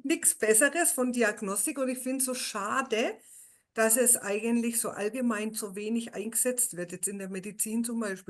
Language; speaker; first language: German; native; German